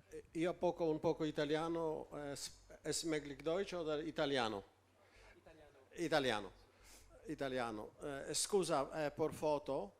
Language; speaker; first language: Italian; non-native, learner; Polish